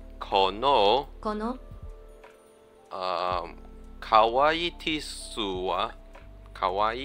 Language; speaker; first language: Japanese; non-native, learner; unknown